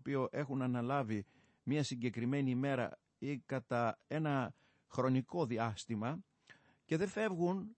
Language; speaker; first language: Greek; native; Greek